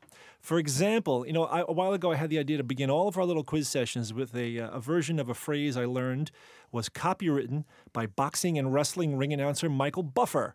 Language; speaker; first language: English; native; English